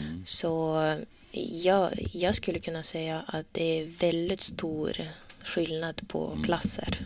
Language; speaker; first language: Swedish; non-native, learner; Russian